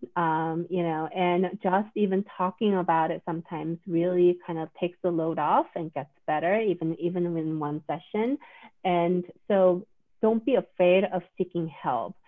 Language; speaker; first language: English; non-native, fluent; Korean